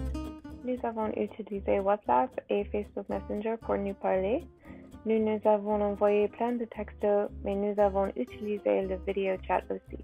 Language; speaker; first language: French; non-native, learner; English